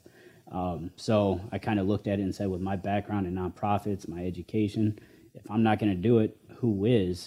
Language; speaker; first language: English; native; English